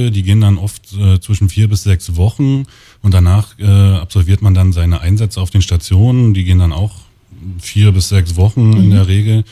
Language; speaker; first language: German; native; German